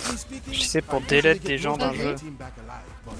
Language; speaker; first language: French; native; French